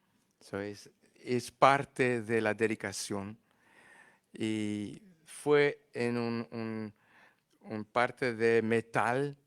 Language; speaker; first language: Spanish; non-native, learner; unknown